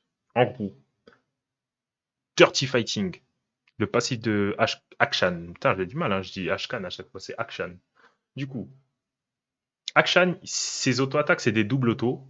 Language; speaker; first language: French; native; French